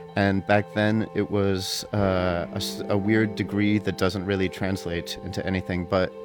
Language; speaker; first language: English; native; English